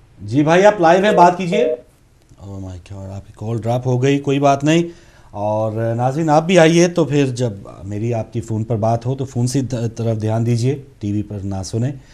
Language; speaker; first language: Urdu; native; Urdu